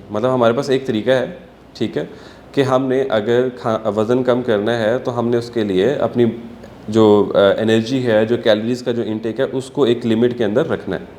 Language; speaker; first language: Urdu; native; Urdu